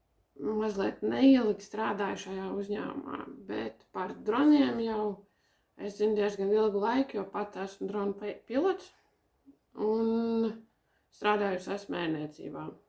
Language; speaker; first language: Latvian; native; Latvian